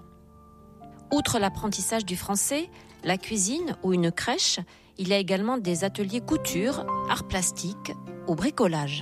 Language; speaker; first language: French; native; French